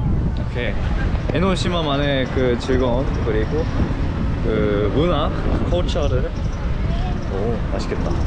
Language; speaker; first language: Korean; early bilingual, heritage; English